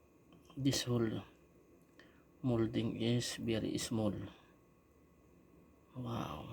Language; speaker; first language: English; non-native, local second language; Filipino